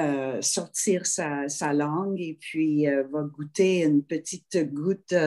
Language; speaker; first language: French; non-native, fluent; English